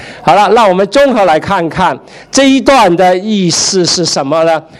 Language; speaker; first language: Chinese; native; Chinese